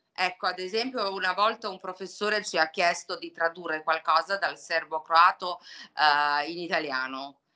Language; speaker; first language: Italian; non-native, fluent; Serbian